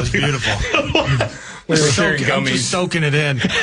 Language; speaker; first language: English; native; English